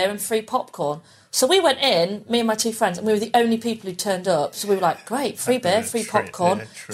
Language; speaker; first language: English; native; English